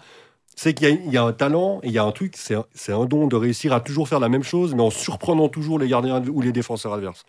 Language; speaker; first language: French; native; French